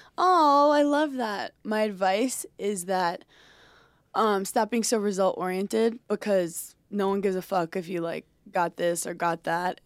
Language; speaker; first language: English; native; English